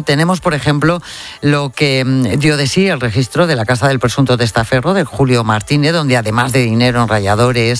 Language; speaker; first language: Spanish; native; Spanish